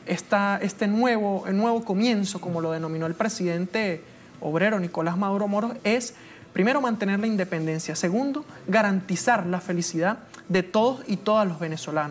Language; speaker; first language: Spanish; native; Spanish